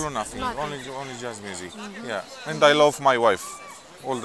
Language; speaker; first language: English; non-native, learner; Romanian